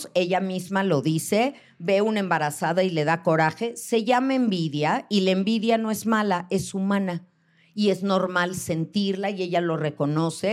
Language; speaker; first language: Spanish; native; Spanish